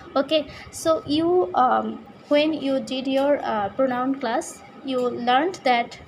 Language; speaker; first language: English; non-native, local second language; Bangla